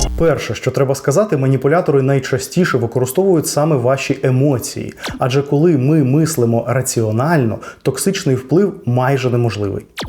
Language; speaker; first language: Ukrainian; non-native, local second language; Russian